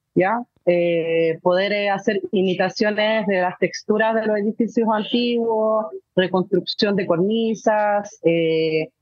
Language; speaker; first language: Spanish; native; Spanish